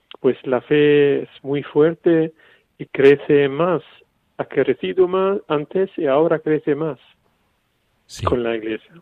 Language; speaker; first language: Spanish; non-native, fluent; Arabic